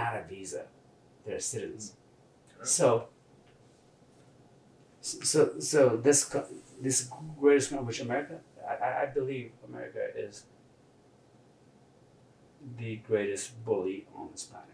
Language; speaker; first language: English; non-native, local second language; Nepali